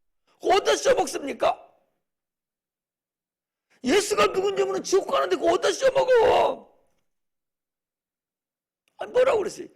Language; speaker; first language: Korean; native; Korean